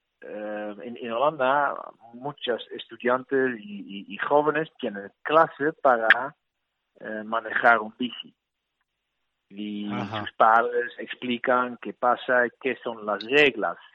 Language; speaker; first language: Spanish; non-native, learner; Dutch